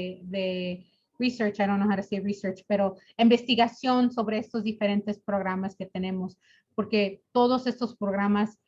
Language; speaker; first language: Spanish; early bilingual, other home language; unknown